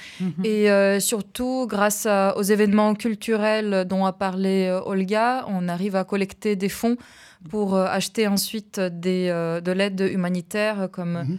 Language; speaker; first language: French; non-native, fluent; Ukrainian